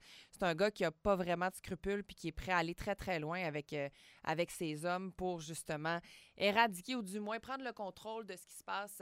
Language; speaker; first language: French; native; French